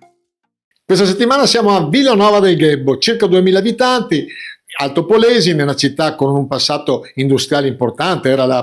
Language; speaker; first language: Italian; native; Italian